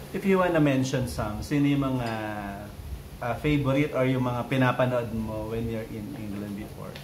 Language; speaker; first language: Filipino; native; Filipino